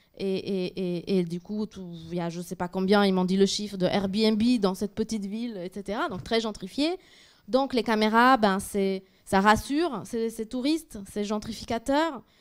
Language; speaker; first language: French; native; French